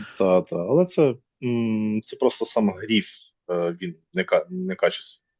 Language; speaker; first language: Ukrainian; native; Ukrainian